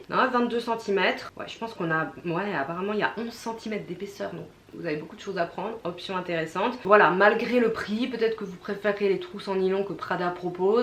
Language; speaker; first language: French; native; French